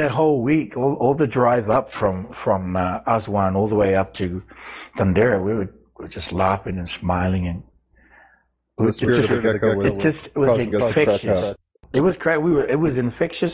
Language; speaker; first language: English; native; English